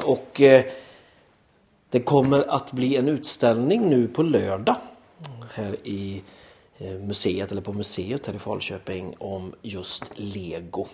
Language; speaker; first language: Swedish; native; Swedish